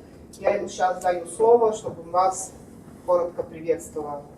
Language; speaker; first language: Russian; non-native, fluent; Czech